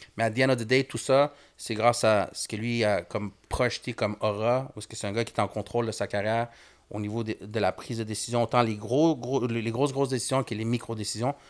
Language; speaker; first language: French; early bilingual, other home language; Spanish